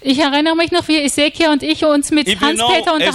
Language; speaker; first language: German; native; German